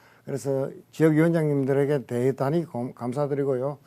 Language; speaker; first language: Korean; native; Korean